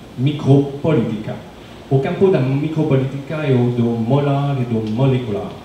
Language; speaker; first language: Portuguese; non-native, learner; French